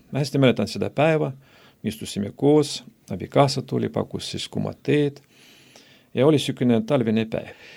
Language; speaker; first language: Estonian; non-native, local second language; Russian